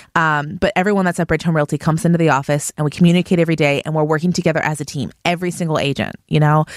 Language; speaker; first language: English; native; English